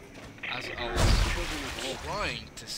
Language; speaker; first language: English; native; English